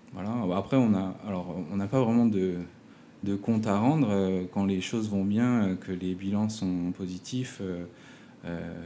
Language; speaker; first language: French; native; French